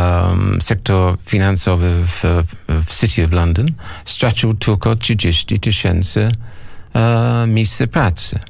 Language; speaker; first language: Polish; non-native, learner; English